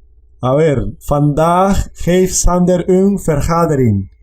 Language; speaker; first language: Dutch; non-native, learner; Spanish